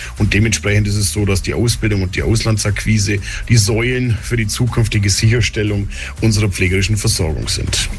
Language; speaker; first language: German; native; German